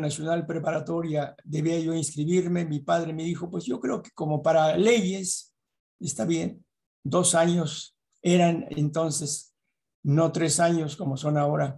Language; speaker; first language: Spanish; native; Spanish